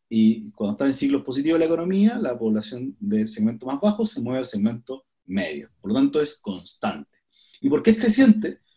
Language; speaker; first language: Spanish; native; Spanish